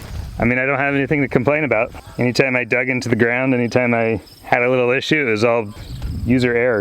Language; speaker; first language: English; native; English